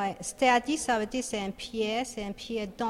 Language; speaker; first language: French; non-native, learner; Chinese